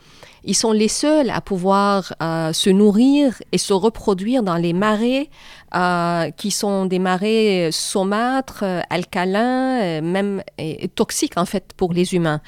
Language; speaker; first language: French; non-native, fluent; Arabic